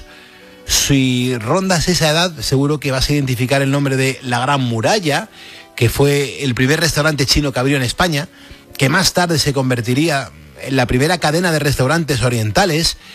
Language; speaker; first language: Spanish; native; Spanish